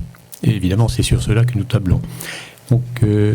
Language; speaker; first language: French; native; French